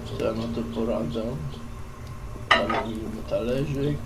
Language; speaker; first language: Polish; native; Polish